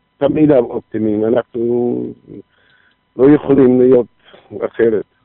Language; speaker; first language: Hebrew; non-native, fluent; English